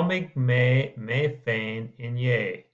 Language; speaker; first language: Irish; non-native, local second language; English